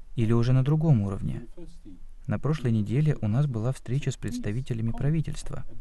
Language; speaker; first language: Russian; non-native, fluent; Dutch